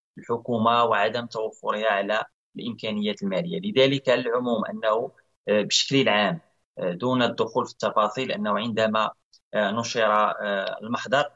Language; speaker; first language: Arabic; native; Arabic